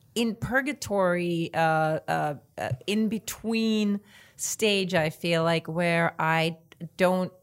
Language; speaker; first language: English; non-native, fluent; Swedish